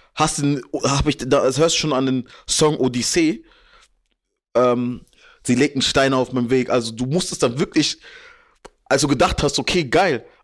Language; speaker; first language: German; native; German